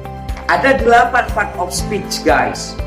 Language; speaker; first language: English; non-native, learner; Indonesian